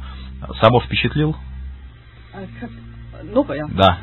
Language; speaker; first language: Russian; native; Russian